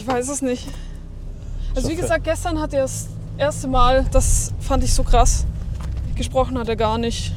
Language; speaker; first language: German; native; German